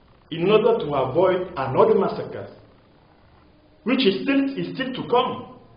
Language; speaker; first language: English; non-native, local second language; French